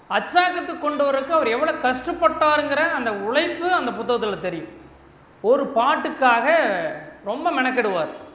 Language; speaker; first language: Tamil; native; Tamil